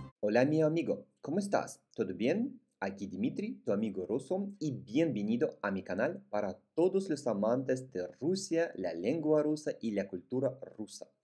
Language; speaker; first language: Spanish; non-native, fluent; Russian